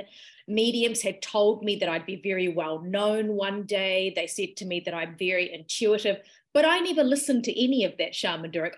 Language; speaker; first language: English; native; English